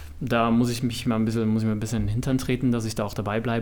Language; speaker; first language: German; native; German